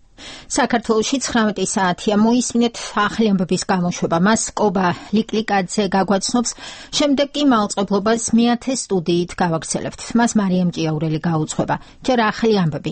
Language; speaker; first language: Georgian; native; Georgian